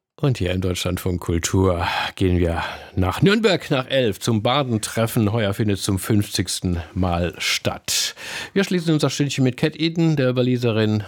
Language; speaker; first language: German; native; German